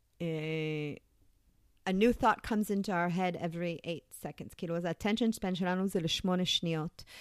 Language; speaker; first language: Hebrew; early bilingual, other home language; English